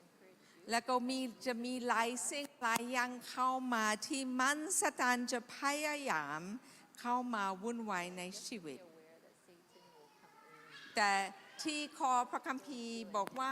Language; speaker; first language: Thai; non-native, fluent; English